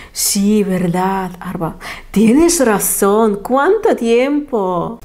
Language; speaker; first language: Spanish; non-native, fluent; Lithuanian